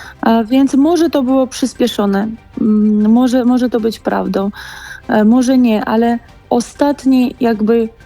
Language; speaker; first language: Polish; non-native, fluent; Georgian